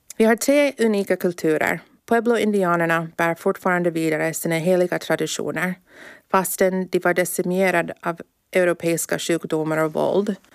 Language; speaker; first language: Swedish; early bilingual, heritage; English